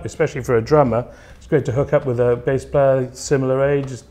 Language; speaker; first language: English; native; English